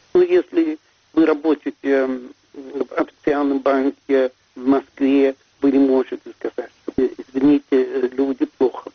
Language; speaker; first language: Russian; non-native, fluent; Swedish